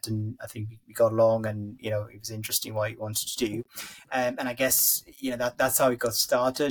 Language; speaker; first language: English; non-native, local second language; Sinhala